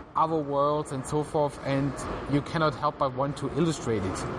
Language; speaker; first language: English; non-native, fluent; German